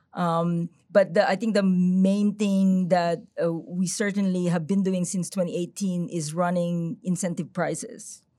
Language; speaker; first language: English; non-native, local second language; Filipino